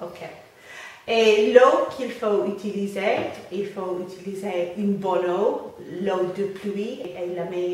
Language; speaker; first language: French; non-native, fluent; English